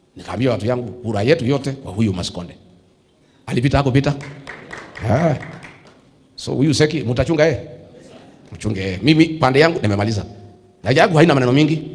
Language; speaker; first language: Swahili; non-native, local second language; Kikuyu